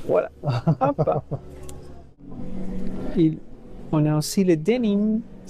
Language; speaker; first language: French; non-native, fluent; Spanish